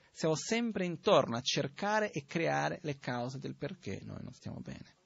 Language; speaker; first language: Italian; non-native, fluent; Portuguese